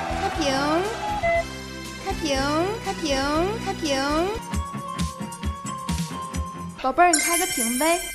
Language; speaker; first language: Chinese; native; Chinese